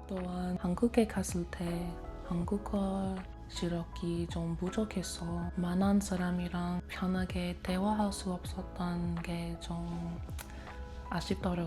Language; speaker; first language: Korean; non-native, fluent; English